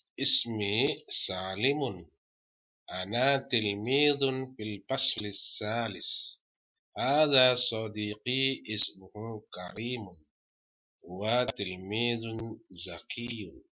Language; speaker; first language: Arabic; non-native, fluent; Indonesian